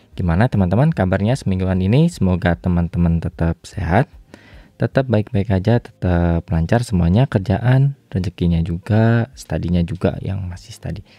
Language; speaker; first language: Indonesian; native; Indonesian